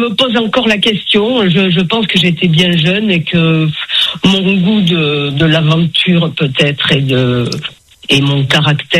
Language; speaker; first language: French; native; French